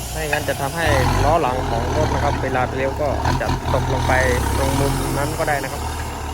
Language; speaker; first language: Thai; native; Thai